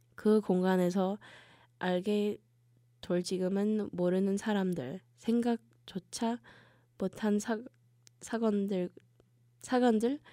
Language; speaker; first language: Korean; early bilingual, heritage; Korean